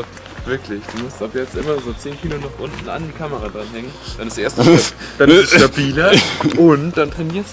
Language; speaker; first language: German; native; German